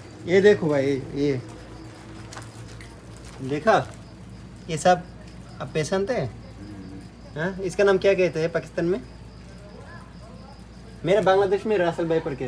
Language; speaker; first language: Hindi; non-native, learner; Bangla